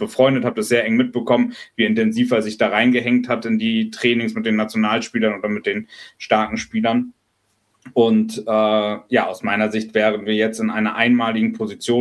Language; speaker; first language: German; native; German